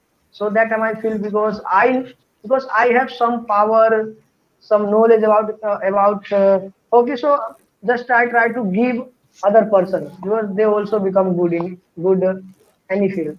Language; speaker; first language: English; non-native, learner; Hindi